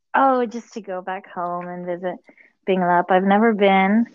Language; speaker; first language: English; native; English